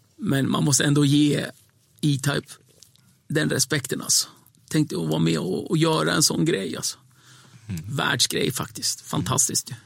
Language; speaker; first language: Swedish; early bilingual, other home language; Kurdish